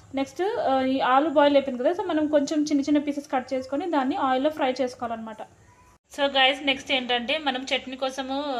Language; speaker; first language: Telugu; non-native, local second language; Lambadi